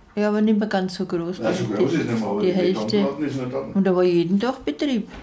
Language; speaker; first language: German; native; German